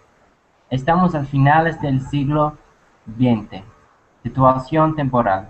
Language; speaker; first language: Spanish; non-native, learner; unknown